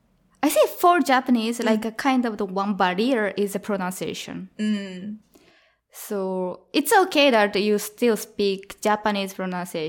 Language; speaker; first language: English; non-native, learner; Japanese